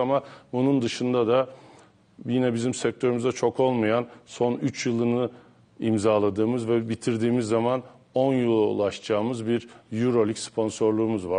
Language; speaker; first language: Turkish; native; Turkish